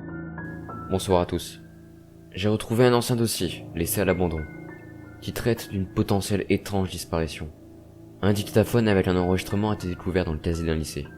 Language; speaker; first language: French; native; French